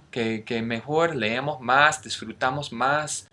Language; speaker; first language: Spanish; non-native, fluent; English